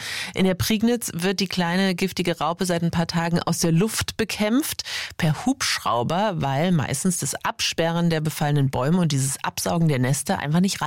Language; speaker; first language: German; native; German